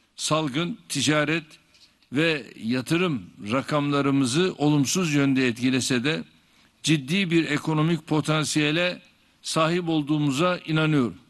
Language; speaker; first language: Turkish; native; Turkish